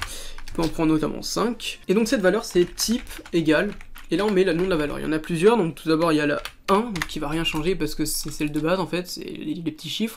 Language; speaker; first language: French; native; French